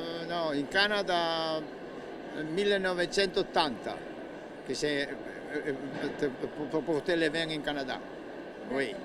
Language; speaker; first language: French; non-native, learner; Italian